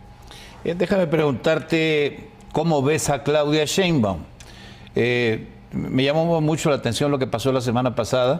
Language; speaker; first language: Spanish; native; Spanish